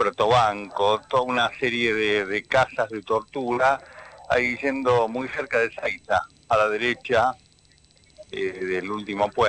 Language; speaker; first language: Spanish; native; Spanish